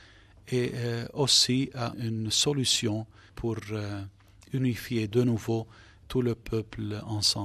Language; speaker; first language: French; non-native, fluent; Arabic